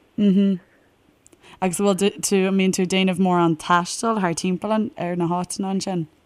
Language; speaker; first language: Irish; native; Irish